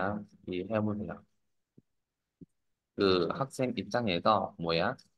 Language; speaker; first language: Korean; non-native, fluent; Vietnamese